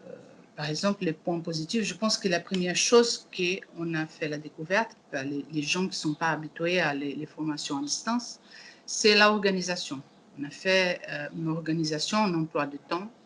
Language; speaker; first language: French; non-native, learner; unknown